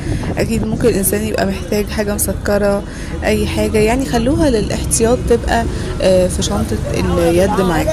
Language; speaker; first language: Arabic; native; Arabic